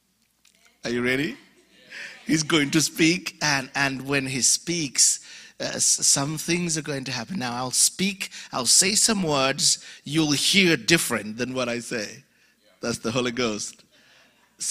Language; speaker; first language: English; non-native, local second language; Ganda